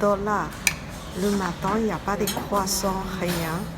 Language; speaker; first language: French; non-native, learner; Chinese